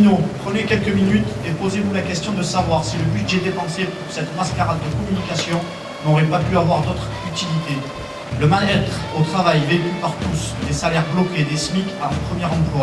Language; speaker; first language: French; native; French